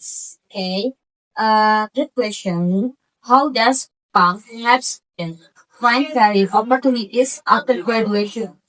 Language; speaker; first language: English; non-native, learner; Indonesian